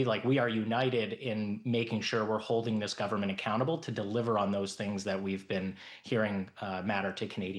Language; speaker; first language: English; native; English